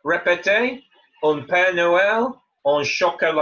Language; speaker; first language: French; non-native, fluent; English